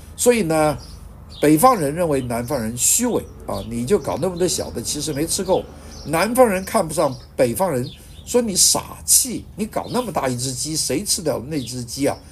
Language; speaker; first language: Chinese; native; Chinese